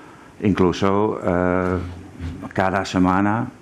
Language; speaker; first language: Spanish; non-native, fluent; German